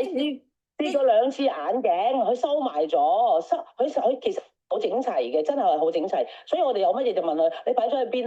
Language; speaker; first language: Cantonese; native; Cantonese